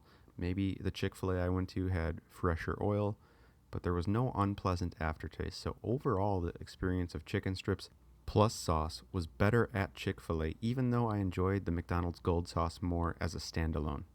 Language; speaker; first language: English; native; English